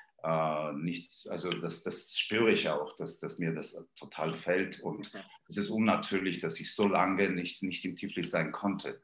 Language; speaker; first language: German; non-native, fluent; Georgian